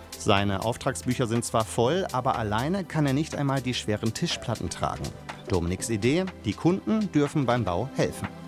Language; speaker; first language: German; native; German